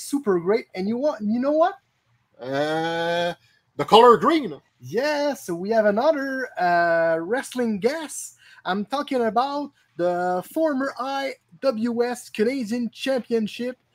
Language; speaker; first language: English; non-native, local second language; French